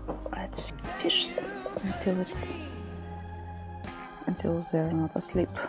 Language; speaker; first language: English; non-native, learner; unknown